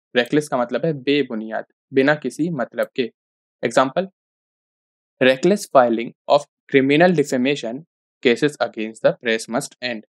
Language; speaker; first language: Hindi; native; Hindi